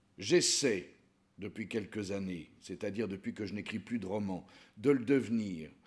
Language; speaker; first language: French; native; French